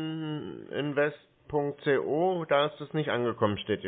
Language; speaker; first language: German; native; German